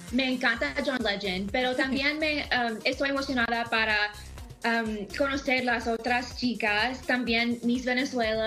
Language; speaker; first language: Spanish; early bilingual, other home language; English